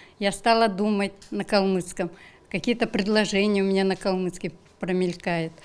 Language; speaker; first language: Russian; native; Russian